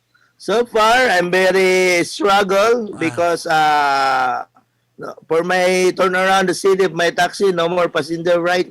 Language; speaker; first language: English; non-native, learner; Cebuano